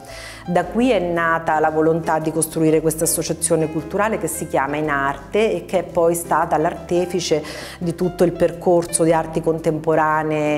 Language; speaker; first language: Italian; native; Italian